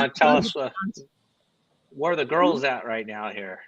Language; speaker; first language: English; native; English